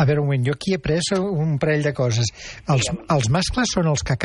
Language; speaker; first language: Catalan; native; Catalan